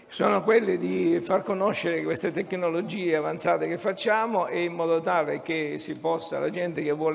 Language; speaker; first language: Italian; native; Italian